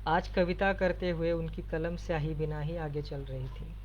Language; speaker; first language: Hindi; non-native, local second language; Marathi